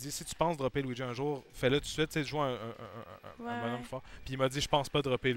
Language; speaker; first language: French; native; French